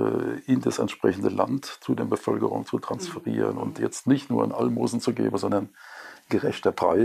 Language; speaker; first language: German; native; German